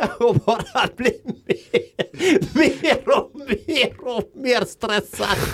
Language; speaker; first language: Swedish; native; Swedish